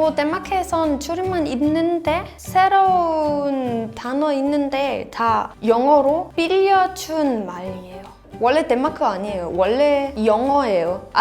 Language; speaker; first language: Korean; non-native, fluent; Danish